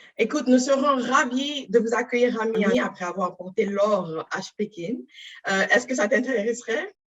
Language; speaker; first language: French; non-native, local second language; Haitian Creole